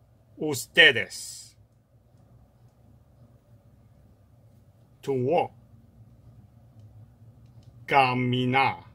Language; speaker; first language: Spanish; non-native, learner; Cantonese